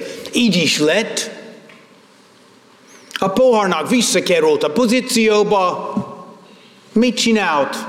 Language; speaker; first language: Hungarian; non-native, fluent; English